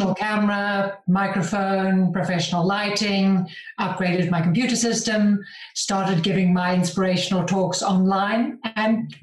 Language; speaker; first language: English; native; English